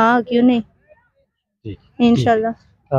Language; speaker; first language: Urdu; non-native, local second language; Pashto